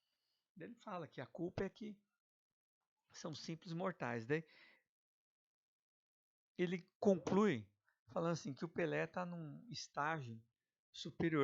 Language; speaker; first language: Portuguese; native; Portuguese